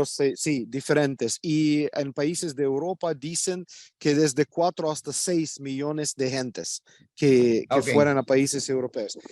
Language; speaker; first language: Spanish; non-native, fluent; Ukrainian